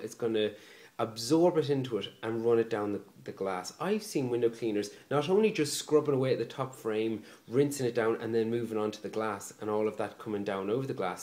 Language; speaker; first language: English; native; English